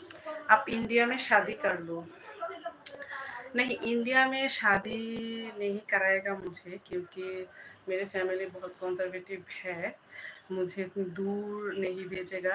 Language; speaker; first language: Hindi; non-native, learner; Bangla